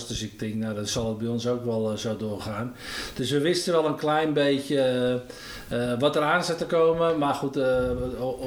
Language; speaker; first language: Dutch; native; Dutch